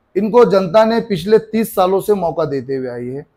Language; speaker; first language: Hindi; non-native, local second language; Marathi